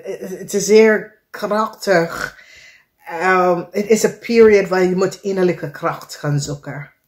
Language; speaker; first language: Dutch; non-native, fluent; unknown